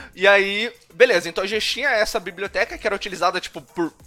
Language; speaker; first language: Portuguese; native; Portuguese